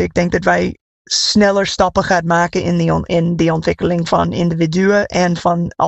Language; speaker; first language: Dutch; non-native, fluent; English